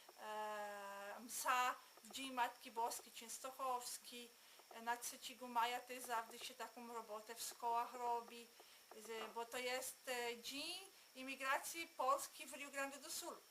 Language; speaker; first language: Polish; early bilingual, heritage; Polish